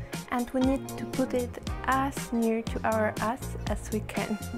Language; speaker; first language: English; non-native, fluent; Polish